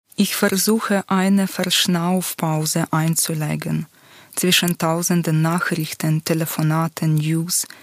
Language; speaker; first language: German; non-native, fluent; Ukrainian